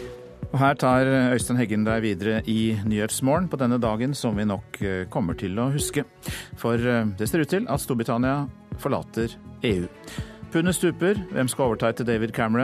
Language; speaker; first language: Norwegian; native; Norwegian